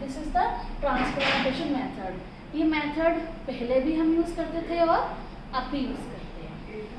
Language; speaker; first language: Hindi; native; Hindi